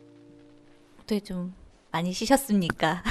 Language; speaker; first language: Korean; native; Korean